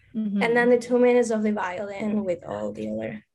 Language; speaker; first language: English; non-native, fluent; Spanish